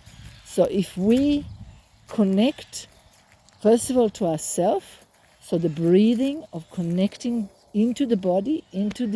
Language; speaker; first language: English; native; English